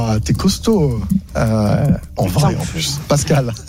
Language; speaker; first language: French; native; French